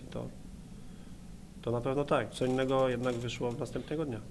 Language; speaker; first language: Polish; native; Polish